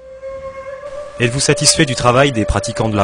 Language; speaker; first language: French; native; French